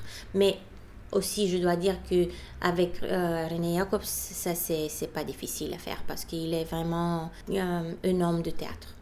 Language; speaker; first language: French; non-native, fluent; Bulgarian